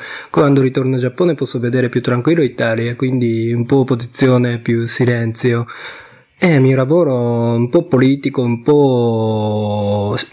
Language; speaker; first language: Italian; non-native, learner; Japanese